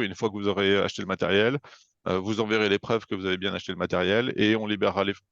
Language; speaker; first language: French; native; French